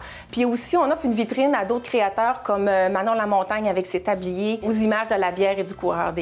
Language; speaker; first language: French; native; French